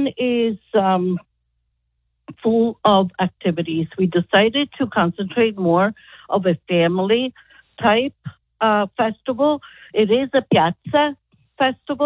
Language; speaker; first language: English; non-native, fluent; Italian